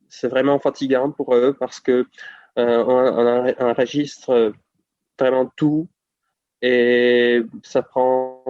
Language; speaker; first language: French; non-native, fluent; Czech